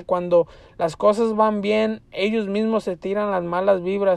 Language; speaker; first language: Spanish; early bilingual, heritage; Spanish